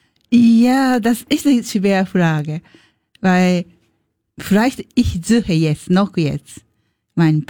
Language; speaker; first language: German; non-native, learner; Japanese